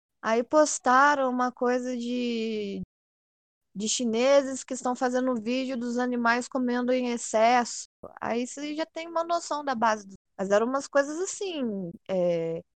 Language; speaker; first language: Portuguese; native; Portuguese